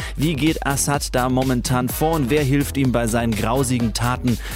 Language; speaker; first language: German; native; German